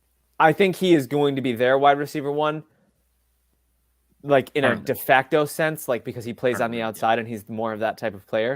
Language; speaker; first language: English; native; English